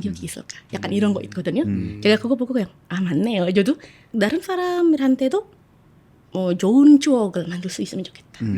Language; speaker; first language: Korean; non-native, fluent; Indonesian